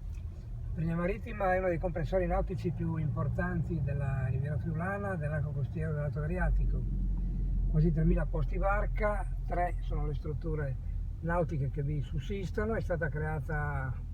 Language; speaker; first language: Italian; native; Italian